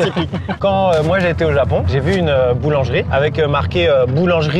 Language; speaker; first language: French; native; French